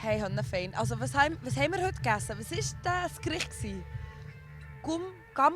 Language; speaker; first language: German; early bilingual, other home language; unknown